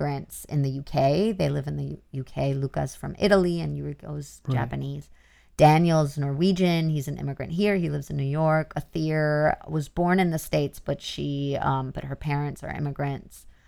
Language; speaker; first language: English; native; English